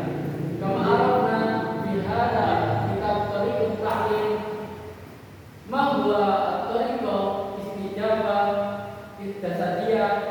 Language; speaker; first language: Arabic; non-native, learner; Indonesian